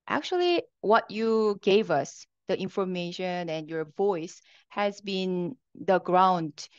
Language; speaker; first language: English; non-native, fluent; Korean